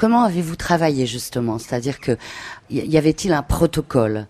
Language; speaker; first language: French; native; French